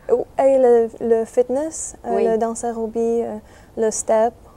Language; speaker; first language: French; non-native, fluent; English